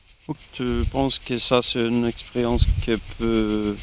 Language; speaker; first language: French; non-native, fluent; Swedish